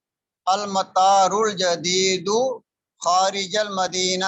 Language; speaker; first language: Arabic; non-native, fluent; Malay